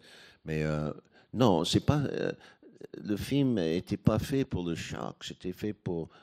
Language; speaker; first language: French; non-native, fluent; English